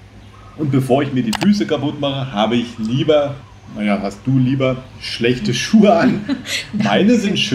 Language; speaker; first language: German; native; German